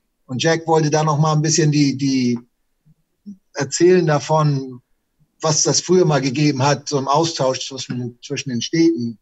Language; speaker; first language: German; native; German